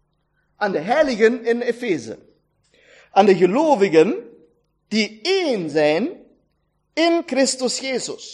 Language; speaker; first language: Dutch; non-native, learner; German